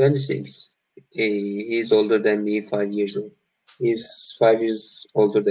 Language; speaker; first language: English; non-native, learner; Turkish